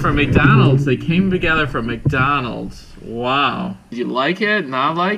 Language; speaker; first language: English; native; English